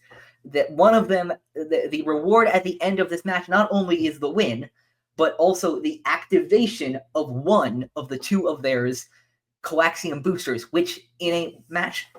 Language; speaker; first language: English; native; English